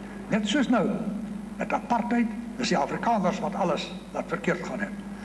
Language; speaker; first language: English; non-native, local second language; Afrikaans